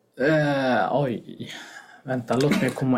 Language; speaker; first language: Swedish; non-native, fluent; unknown